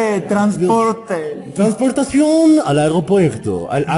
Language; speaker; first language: Spanish; non-native, learner; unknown